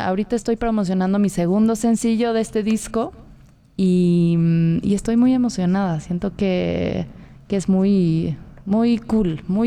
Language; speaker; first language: Spanish; non-native, fluent; Swedish